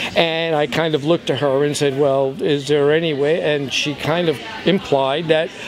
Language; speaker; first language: English; native; English